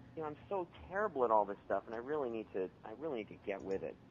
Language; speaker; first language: English; native; English